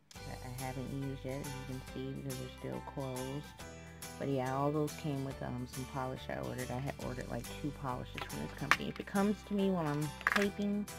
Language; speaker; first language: English; native; English